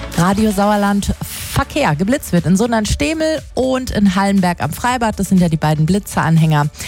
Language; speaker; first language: German; native; German